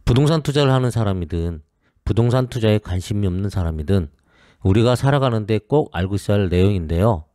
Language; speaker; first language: Korean; native; Korean